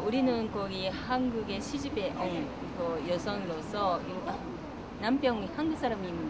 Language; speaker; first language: Korean; non-native, learner; Japanese